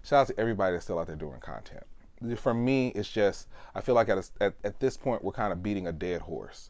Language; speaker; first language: English; native; English